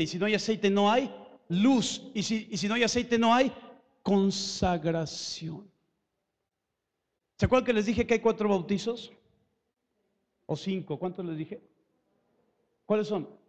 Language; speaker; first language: Spanish; native; Spanish